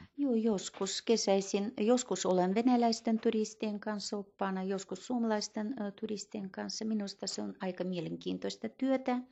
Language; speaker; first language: Finnish; early bilingual, heritage; Russian